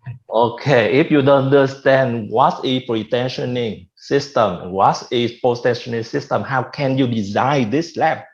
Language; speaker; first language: English; non-native, fluent; Vietnamese